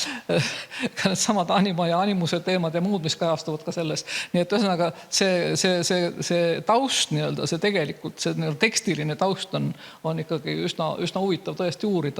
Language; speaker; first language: Estonian; native; Estonian